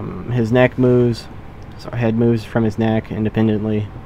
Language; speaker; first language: English; native; English